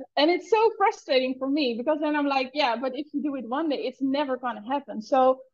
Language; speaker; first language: English; non-native, fluent; Dutch